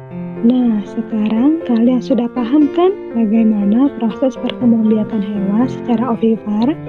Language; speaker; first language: Indonesian; native; Indonesian